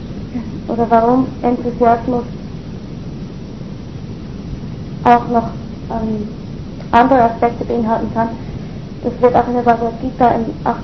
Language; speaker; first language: German; native; German